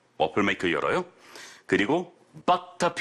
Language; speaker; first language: Korean; non-native, learner; English